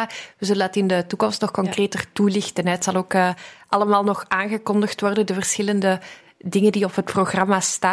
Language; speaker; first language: Dutch; native; Dutch